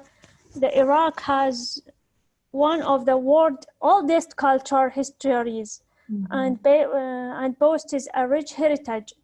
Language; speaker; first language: English; non-native, learner; Arabic